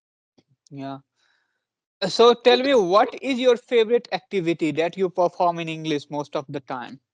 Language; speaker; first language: English; non-native, local second language; Punjabi